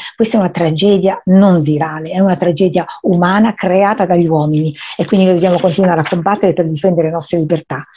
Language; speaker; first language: Italian; native; Italian